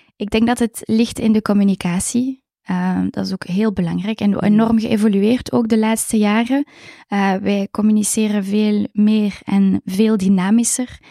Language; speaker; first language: Dutch; native; Dutch